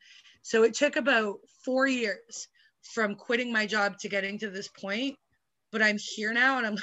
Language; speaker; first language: English; native; English